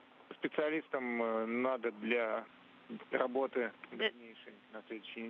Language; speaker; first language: Russian; native; Russian